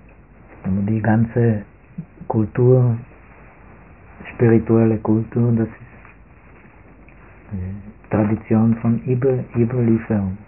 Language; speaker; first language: German; non-native, fluent; Czech